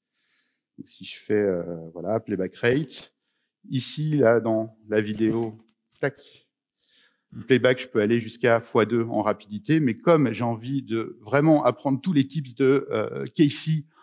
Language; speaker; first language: French; native; French